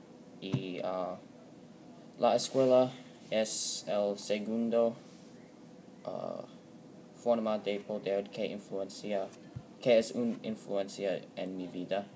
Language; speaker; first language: Spanish; non-native, learner; English